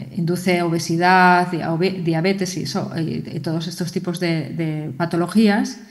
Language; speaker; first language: Spanish; native; Spanish